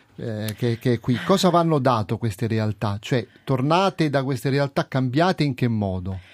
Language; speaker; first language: Italian; native; Italian